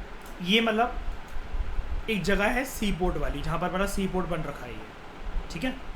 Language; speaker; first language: Hindi; native; Hindi